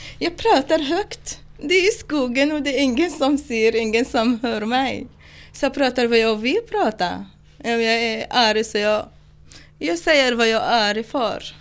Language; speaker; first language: Swedish; non-native, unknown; Arabic